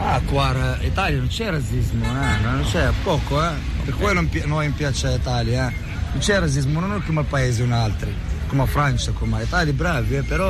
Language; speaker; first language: Italian; non-native, learner; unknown